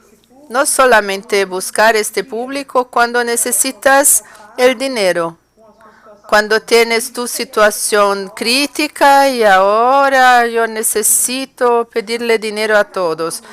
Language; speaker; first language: Spanish; non-native, fluent; Portuguese